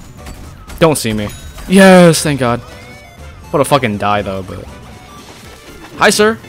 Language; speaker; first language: English; native; English